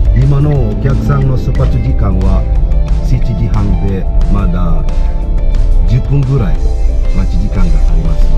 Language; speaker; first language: Japanese; non-native, fluent; Balinese